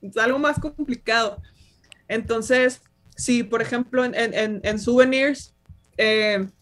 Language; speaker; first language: Spanish; native; Spanish